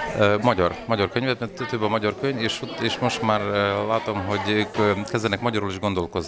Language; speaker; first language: Hungarian; non-native, learner; Ukrainian